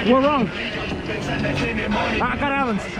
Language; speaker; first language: English; native; English